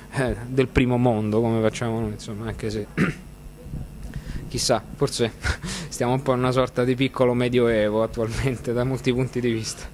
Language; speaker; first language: Italian; native; Italian